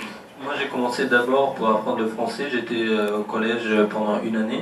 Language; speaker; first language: French; non-native, fluent; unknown